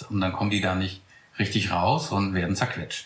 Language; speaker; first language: German; native; German